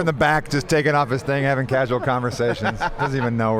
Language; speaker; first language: English; native; English